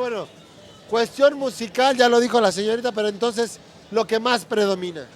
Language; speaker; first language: Spanish; native; Spanish